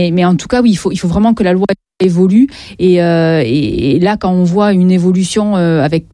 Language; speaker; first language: French; native; French